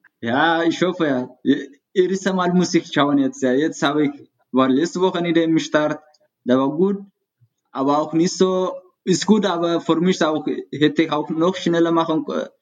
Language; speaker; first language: German; non-native, learner; Tigrinya